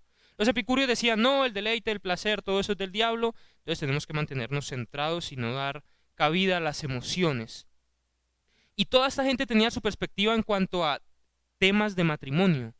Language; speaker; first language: Spanish; native; Spanish